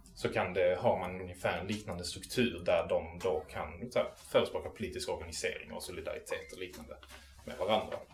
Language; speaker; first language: Swedish; native; Swedish